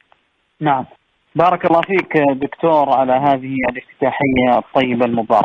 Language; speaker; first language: Arabic; native; Arabic